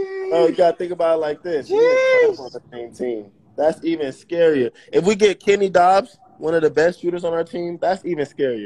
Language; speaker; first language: English; native; English